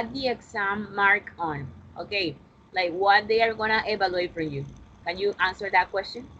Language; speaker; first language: English; non-native, fluent; Spanish